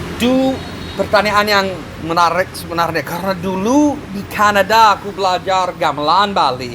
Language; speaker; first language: Indonesian; non-native, fluent; English